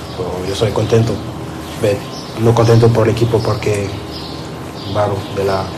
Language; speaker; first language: Spanish; non-native, learner; French